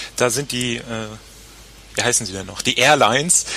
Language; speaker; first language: German; native; German